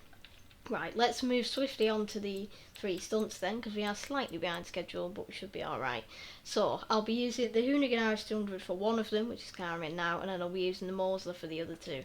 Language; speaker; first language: English; native; English